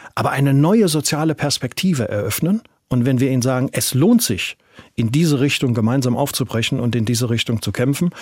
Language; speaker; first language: German; native; German